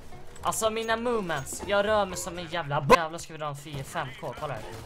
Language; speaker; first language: Swedish; native; Swedish